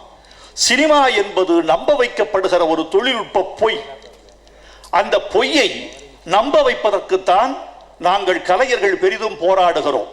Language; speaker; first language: Tamil; native; Tamil